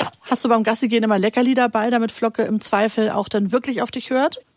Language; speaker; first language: German; native; German